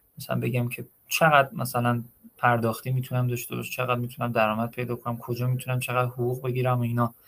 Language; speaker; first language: Persian; native; Persian